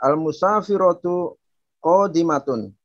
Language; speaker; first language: Arabic; non-native, learner; Indonesian